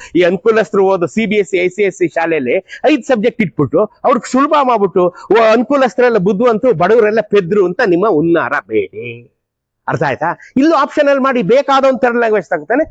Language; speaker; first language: Kannada; native; Kannada